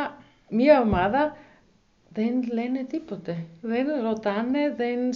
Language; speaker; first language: Greek; non-native, learner; German